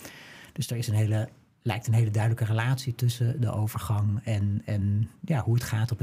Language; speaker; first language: Dutch; native; Dutch